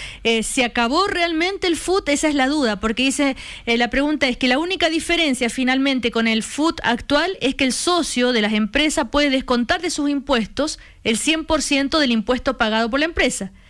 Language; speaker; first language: Spanish; native; Spanish